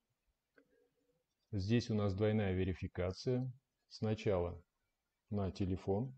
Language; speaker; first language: Russian; native; Russian